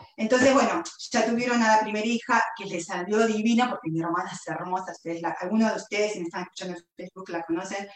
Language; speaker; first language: Spanish; native; Spanish